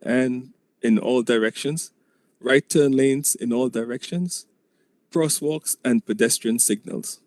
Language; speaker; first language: English; native; English